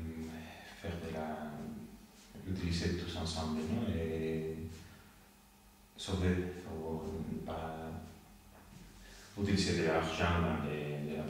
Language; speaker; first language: French; non-native, learner; Spanish